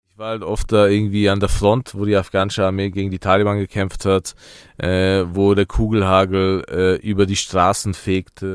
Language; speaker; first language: German; early bilingual, other home language; Persian